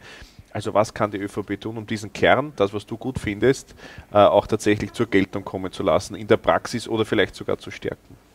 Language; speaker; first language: German; native; German